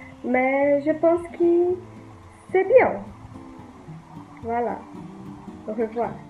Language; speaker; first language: French; non-native, learner; Portuguese